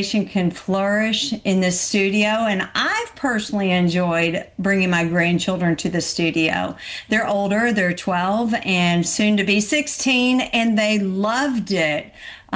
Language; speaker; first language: English; native; English